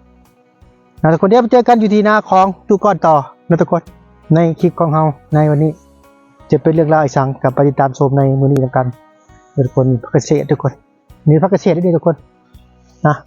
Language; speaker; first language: Thai; non-native, local second language; Lao